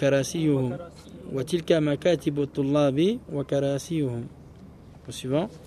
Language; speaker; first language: Arabic; non-native, fluent; French